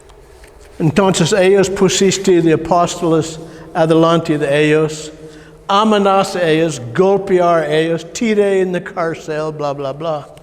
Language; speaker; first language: Spanish; non-native, learner; English